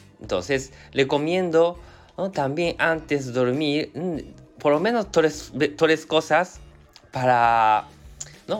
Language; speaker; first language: Spanish; non-native, learner; Japanese